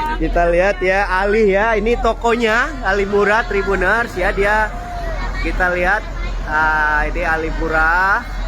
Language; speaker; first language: Indonesian; native; Indonesian